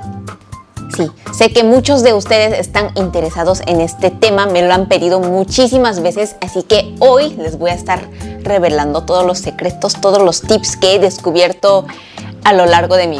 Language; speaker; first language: Spanish; non-native, fluent; Korean